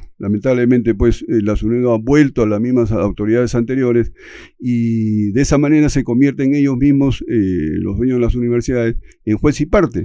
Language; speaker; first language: Spanish; native; Spanish